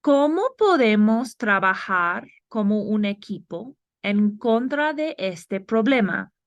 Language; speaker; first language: Spanish; non-native, fluent; English